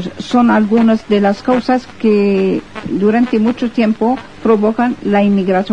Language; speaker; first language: Spanish; non-native, fluent; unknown